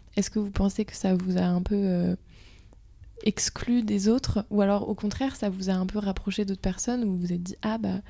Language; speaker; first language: French; native; French